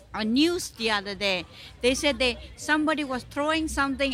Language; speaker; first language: English; non-native, local second language; Bangla